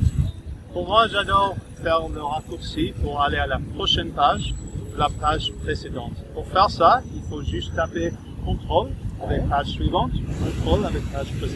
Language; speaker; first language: French; non-native, fluent; English